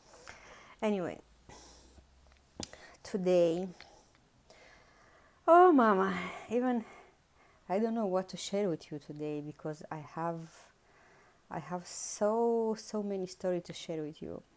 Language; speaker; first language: English; non-native, learner; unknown